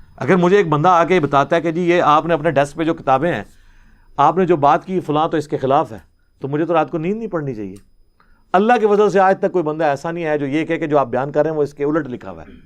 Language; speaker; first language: Urdu; non-native, local second language; Punjabi